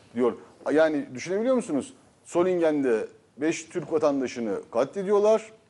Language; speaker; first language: Turkish; native; Turkish